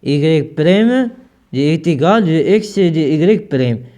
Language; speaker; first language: French; non-native, local second language; Arabic